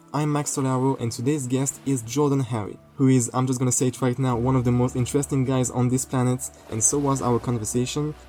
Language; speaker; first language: English; non-native, fluent; French